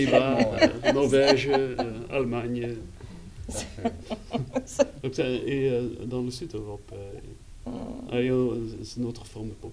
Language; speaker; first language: French; non-native, fluent; Dutch